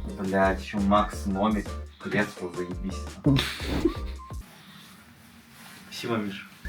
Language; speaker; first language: Russian; native; Russian